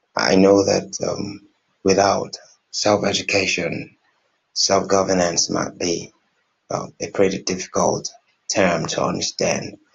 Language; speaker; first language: English; non-native, local second language; Yoruba